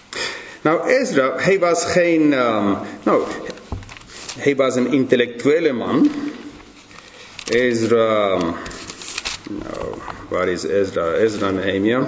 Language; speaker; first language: Dutch; non-native, fluent; English